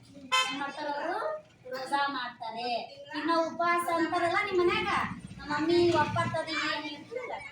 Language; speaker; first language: Kannada; native; Kannada